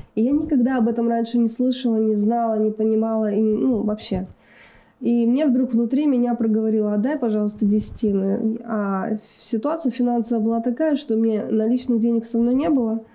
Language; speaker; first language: Russian; native; Russian